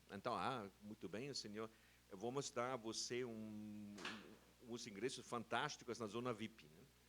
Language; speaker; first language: Portuguese; non-native, fluent; German